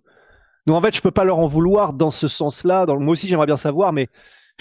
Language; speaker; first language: French; native; French